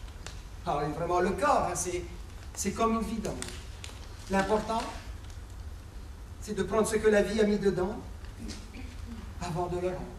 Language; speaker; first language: French; native; French